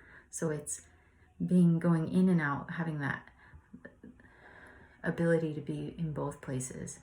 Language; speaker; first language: English; native; English